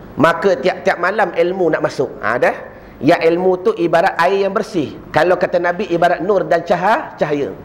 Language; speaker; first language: Malay; native; Malay